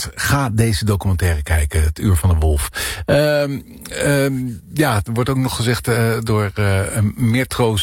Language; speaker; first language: Dutch; native; Dutch